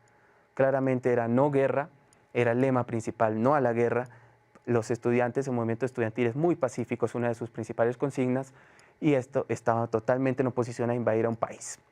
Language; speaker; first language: Spanish; native; Spanish